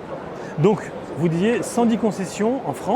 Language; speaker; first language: French; native; French